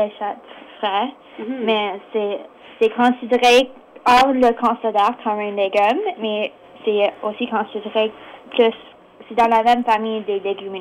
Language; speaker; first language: French; non-native, local second language; English